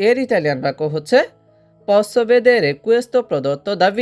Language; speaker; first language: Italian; non-native, fluent; Bangla